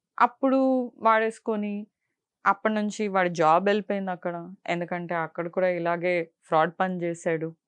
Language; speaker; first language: Telugu; non-native, local second language; Tamil